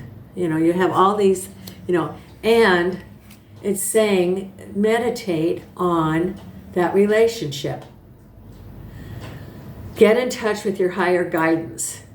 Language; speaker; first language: English; native; English